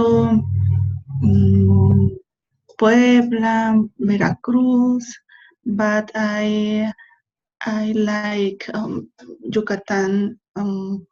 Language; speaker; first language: English; non-native, learner; Spanish